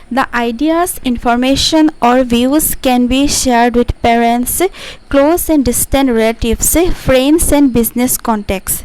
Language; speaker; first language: English; non-native, local second language; Assamese